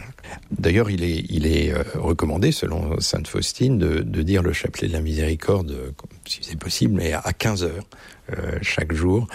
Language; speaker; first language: French; native; French